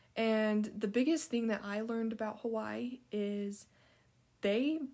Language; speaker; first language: English; native; English